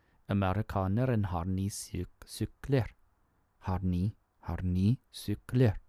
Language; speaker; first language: Norwegian; non-native, learner; English